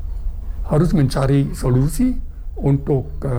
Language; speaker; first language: Indonesian; non-native, fluent; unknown